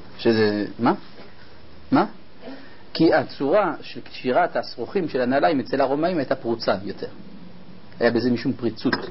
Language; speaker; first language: Hebrew; native; Hebrew